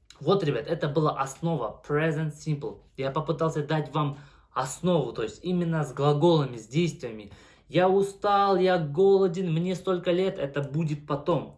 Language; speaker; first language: Russian; non-native, local second language; Kazakh